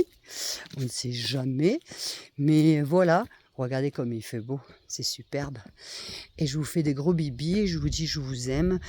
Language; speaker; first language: French; native; French